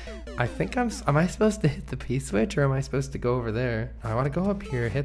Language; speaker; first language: English; native; English